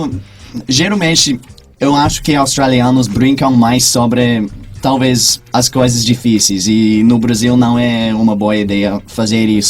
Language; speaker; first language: Portuguese; non-native, fluent; English